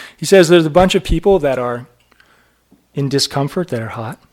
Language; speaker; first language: English; native; English